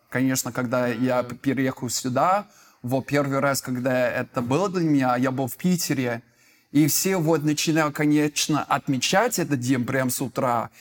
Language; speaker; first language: Russian; non-native, fluent; English